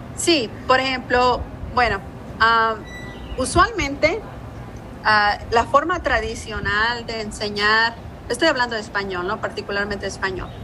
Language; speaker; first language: Spanish; native; Spanish